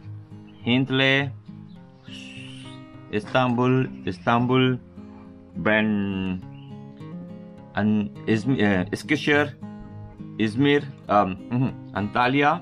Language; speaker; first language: Turkish; non-native, learner; Hindi